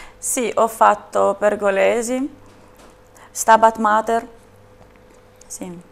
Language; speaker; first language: Italian; non-native, fluent; Armenian